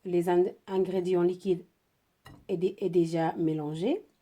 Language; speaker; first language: French; non-native, fluent; Indonesian